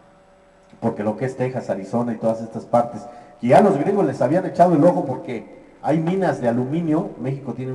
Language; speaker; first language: Spanish; native; Spanish